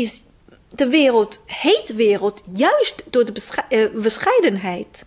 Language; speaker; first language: Dutch; non-native, fluent; Chinese